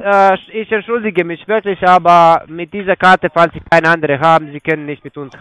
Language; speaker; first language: German; non-native, fluent; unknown